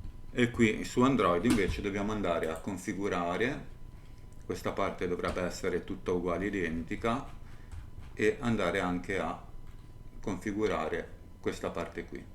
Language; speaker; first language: Italian; native; Italian